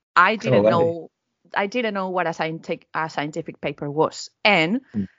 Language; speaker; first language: English; non-native, fluent; Spanish